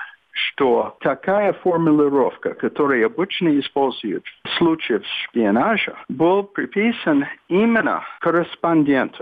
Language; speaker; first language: Russian; non-native, fluent; English